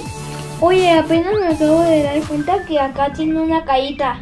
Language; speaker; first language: Spanish; native; Spanish